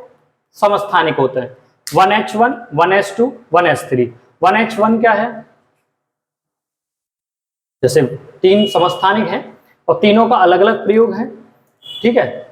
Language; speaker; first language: Hindi; native; Hindi